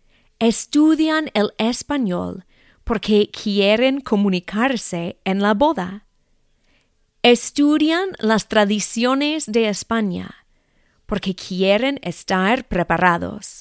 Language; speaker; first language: Spanish; non-native, fluent; English